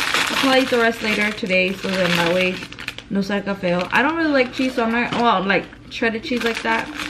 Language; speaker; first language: English; early bilingual, other home language; Spanish